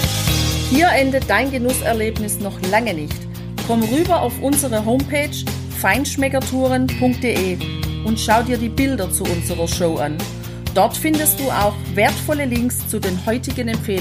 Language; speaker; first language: German; native; German